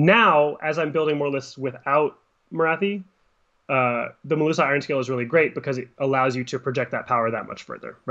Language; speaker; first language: English; native; English